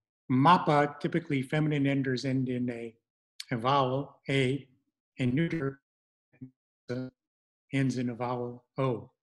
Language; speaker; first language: English; native; English